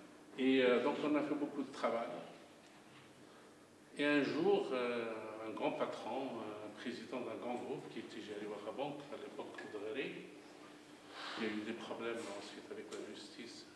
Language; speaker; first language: French; non-native, local second language; Arabic